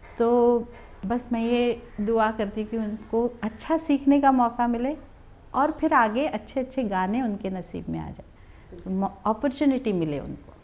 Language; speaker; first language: Hindi; non-native, local second language; Marathi